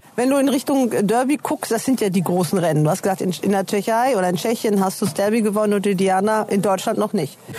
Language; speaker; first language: German; native; German